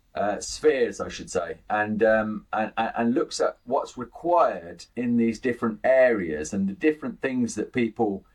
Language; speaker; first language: English; native; English